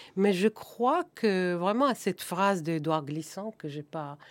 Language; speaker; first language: French; non-native, fluent; German